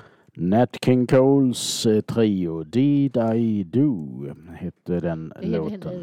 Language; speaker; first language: Swedish; native; Swedish